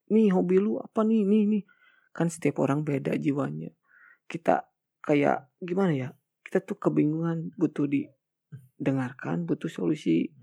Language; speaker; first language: Indonesian; native; Indonesian